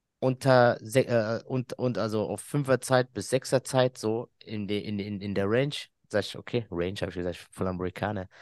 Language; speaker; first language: German; early bilingual, other home language; Arabic